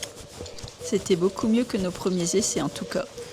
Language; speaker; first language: French; native; French